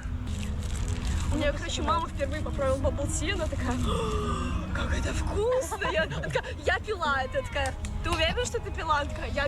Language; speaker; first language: Russian; native; Russian